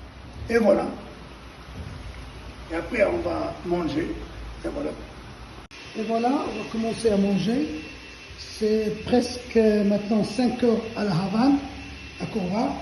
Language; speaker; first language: French; non-native, local second language; Arabic